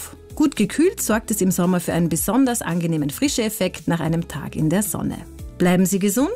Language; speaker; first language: German; native; German